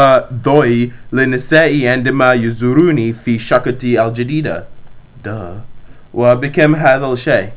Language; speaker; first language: Arabic; non-native, learner; English